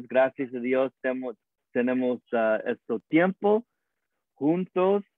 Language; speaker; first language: Spanish; non-native, learner; English